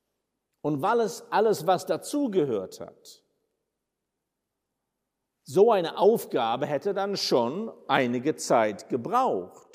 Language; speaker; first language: German; non-native, fluent; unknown